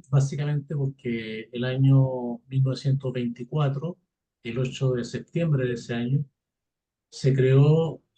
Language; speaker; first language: Spanish; native; Spanish